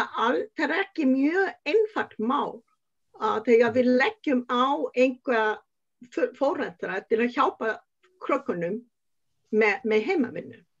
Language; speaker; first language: Icelandic; non-native, learner; Vietnamese